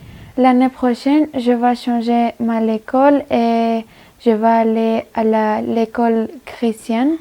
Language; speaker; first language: French; non-native, learner; Armenian